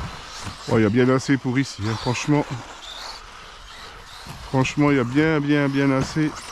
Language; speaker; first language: French; native; French